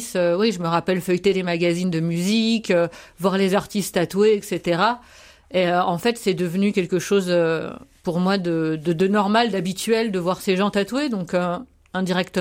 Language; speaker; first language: French; native; French